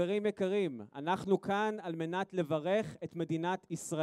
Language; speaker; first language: Hebrew; native; Hebrew